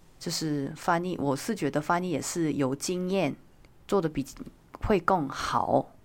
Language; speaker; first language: Chinese; non-native, fluent; Korean